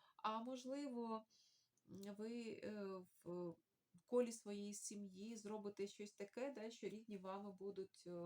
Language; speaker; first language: Ukrainian; non-native, local second language; Russian